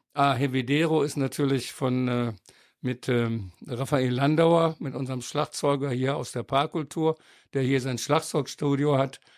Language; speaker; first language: German; native; German